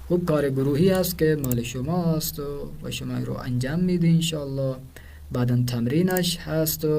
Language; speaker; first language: Persian; non-native, fluent; Urdu